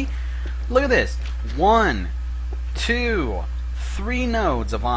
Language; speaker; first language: English; native; English